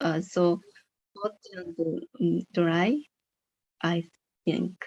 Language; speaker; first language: English; non-native, learner; Japanese